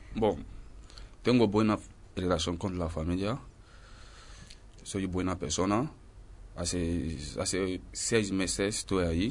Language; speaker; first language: Spanish; non-native, learner; French